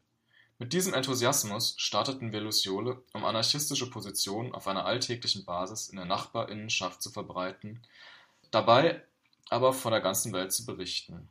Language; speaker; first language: German; native; German